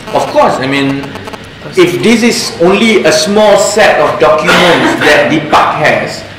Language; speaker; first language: English; non-native, local second language; Malay